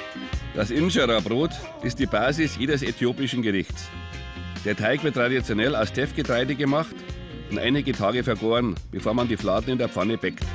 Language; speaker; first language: German; native; German